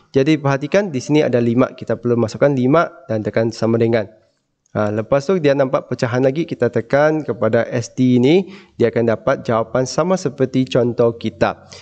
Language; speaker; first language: Malay; non-native, local second language; Chinese